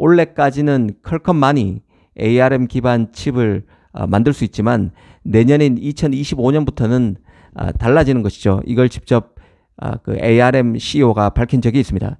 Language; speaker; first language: Korean; native; Korean